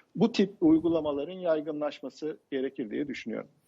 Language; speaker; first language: Turkish; native; Turkish